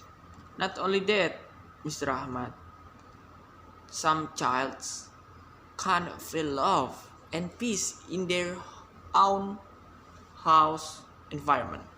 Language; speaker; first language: English; non-native, learner; Indonesian